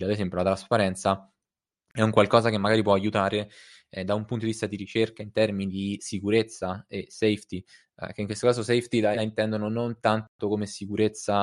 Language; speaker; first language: Italian; native; Italian